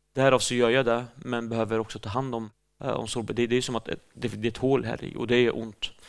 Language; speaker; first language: Swedish; early bilingual, other home language; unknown